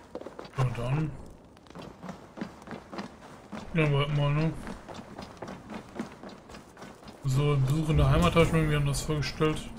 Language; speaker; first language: German; native; German